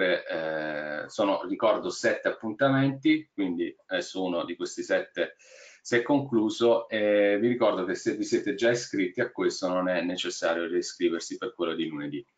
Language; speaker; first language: Italian; native; Italian